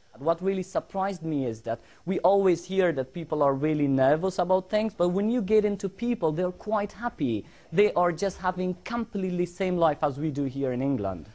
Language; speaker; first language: English; non-native, fluent; Persian